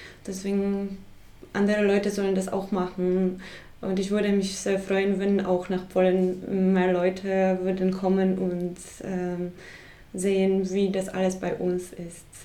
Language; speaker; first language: German; non-native, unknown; Polish